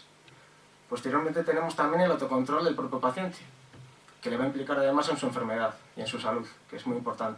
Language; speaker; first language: Spanish; native; Spanish